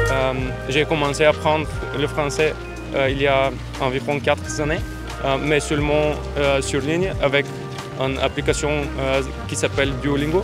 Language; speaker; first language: French; non-native, learner; Bulgarian